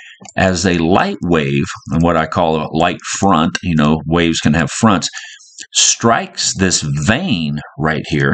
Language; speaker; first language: English; native; English